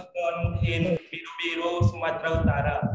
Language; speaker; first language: English; non-native, learner; Indonesian